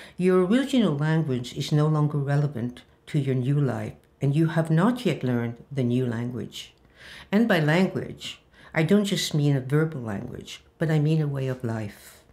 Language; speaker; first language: English; early bilingual, other home language; Hebrew